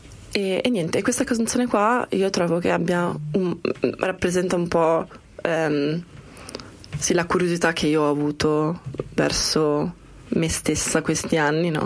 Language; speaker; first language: Italian; native; Italian